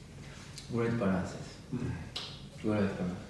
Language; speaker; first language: English; non-native, learner; Japanese